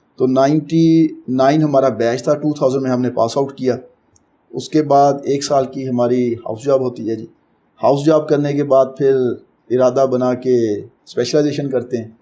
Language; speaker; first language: Urdu; non-native, local second language; Punjabi